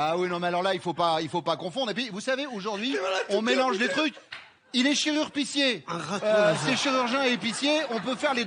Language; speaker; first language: French; native; French